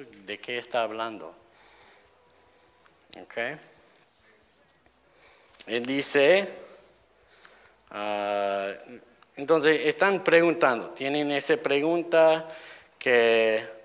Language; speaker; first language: Spanish; non-native, fluent; English